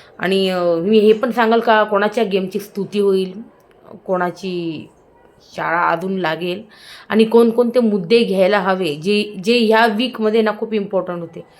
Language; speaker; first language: Marathi; native; Marathi